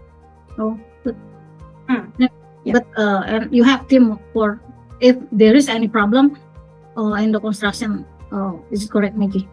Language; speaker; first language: English; non-native, fluent; Indonesian